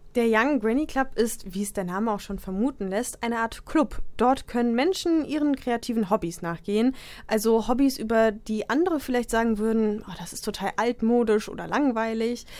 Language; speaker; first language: German; native; German